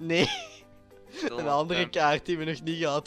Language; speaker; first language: Dutch; native; Dutch